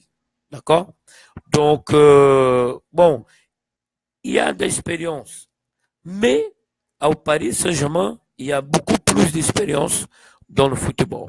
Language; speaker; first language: French; non-native, fluent; Portuguese